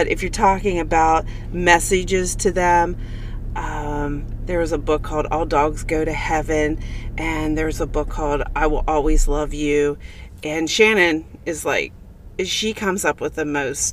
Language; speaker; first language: English; native; English